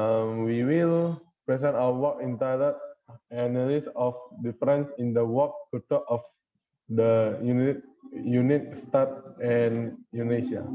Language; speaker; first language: English; non-native, learner; Indonesian